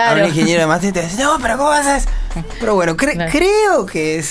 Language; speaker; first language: Spanish; native; Spanish